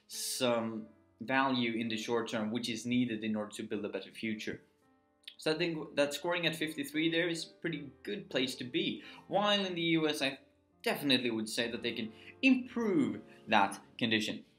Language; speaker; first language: English; non-native, fluent; Swedish